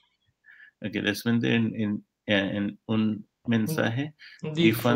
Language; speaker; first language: Spanish; non-native, learner; English